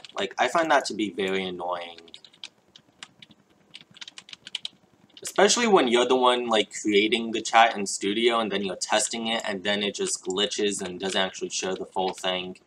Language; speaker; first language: English; native; English